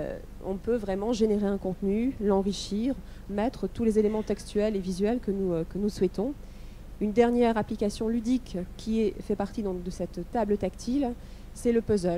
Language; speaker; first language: French; native; French